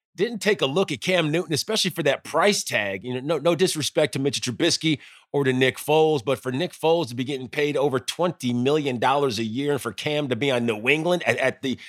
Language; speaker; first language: English; native; English